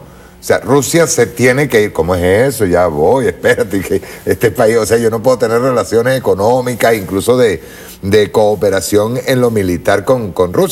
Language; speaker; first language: Spanish; native; Spanish